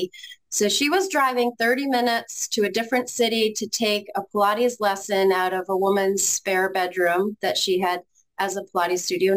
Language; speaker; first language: English; native; English